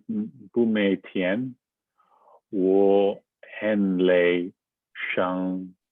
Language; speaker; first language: Chinese; non-native, learner; English